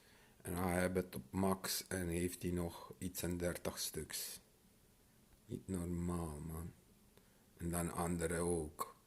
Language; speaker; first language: Dutch; non-native, local second language; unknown